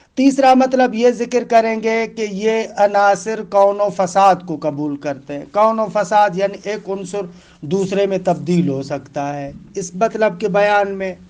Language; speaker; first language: Urdu; native; Urdu